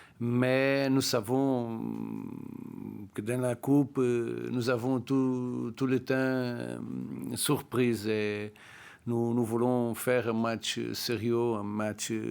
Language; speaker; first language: French; non-native, learner; Portuguese